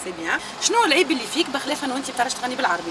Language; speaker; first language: Arabic; native; Arabic